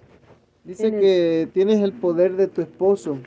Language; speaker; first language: Spanish; native; Spanish